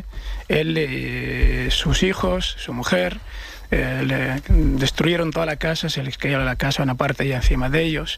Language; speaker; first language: Spanish; non-native, fluent; Arabic